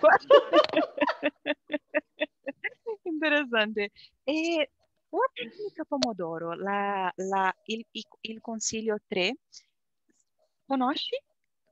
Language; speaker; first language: Italian; non-native, learner; Portuguese